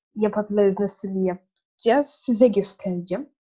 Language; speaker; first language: Turkish; non-native, learner; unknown